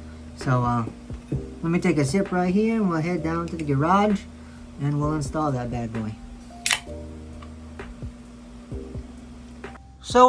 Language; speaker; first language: English; native; English